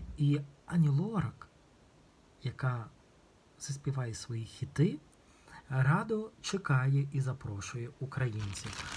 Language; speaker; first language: Ukrainian; non-native, local second language; Russian